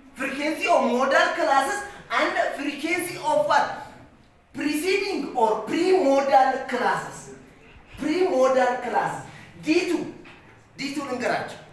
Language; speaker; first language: English; non-native, local second language; Amharic